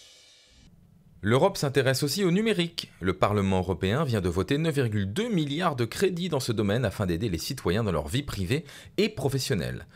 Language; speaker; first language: French; native; French